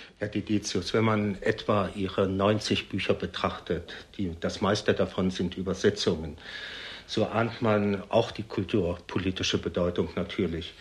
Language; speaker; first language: German; native; German